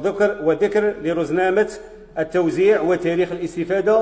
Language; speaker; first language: Arabic; native; Arabic